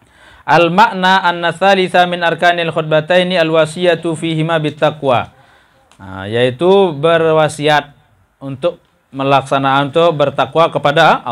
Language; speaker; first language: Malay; non-native, local second language; Sasak